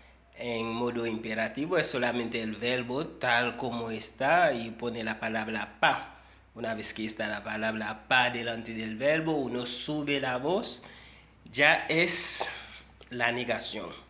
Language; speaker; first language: Spanish; non-native, fluent; Haitian Creole